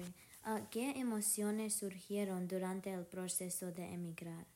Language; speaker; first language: Spanish; non-native, learner; English